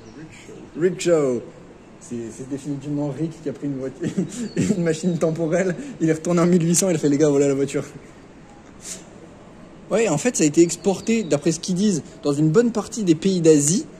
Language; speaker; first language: French; native; French